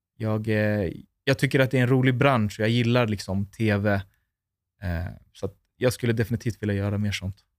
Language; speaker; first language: Swedish; native; Swedish